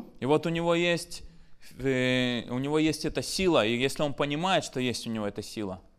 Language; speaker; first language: Russian; native; Russian